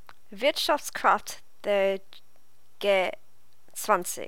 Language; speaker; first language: German; non-native, learner; English